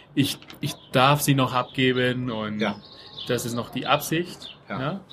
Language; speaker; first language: German; non-native, fluent; Spanish